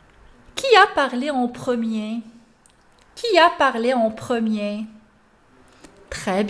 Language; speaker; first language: French; non-native, local second language; Arabic